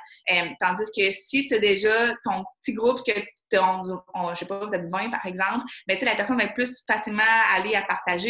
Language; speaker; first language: French; native; French